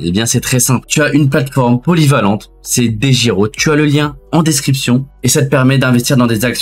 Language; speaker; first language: French; native; French